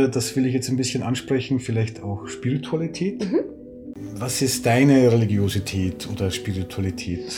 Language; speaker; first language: German; native; German